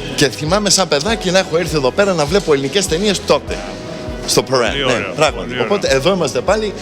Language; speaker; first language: Greek; early bilingual, heritage; Greek